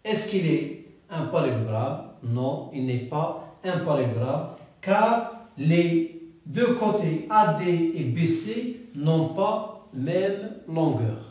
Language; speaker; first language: French; non-native, local second language; Arabic